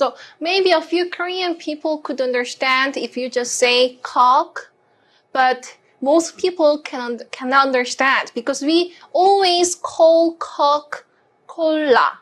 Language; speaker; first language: English; non-native, fluent; Korean